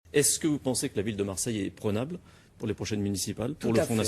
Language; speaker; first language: French; native; French